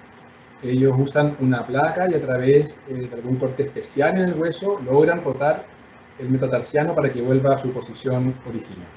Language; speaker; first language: Spanish; native; Spanish